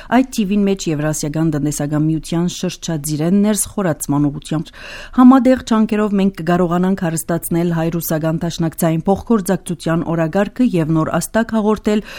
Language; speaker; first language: Armenian; early bilingual, heritage; Armenian